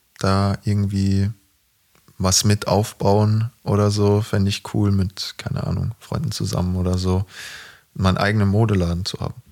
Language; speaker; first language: German; native; German